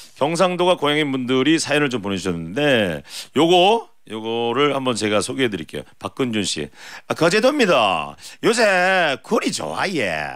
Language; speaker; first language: Korean; native; Korean